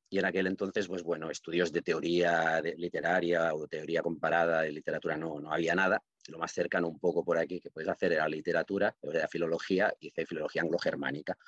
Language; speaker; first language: Spanish; non-native, local second language; Catalan